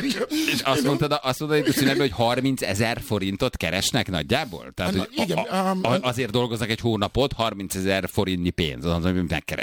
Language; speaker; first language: Hungarian; native; Hungarian